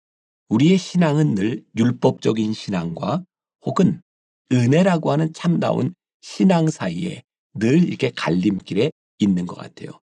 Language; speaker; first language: Korean; native; Korean